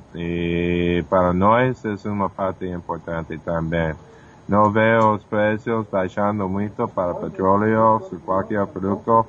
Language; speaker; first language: Portuguese; non-native, fluent; English